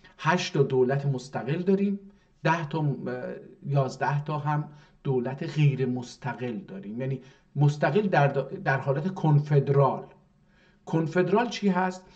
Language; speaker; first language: Persian; non-native, local second language; Azerbaijani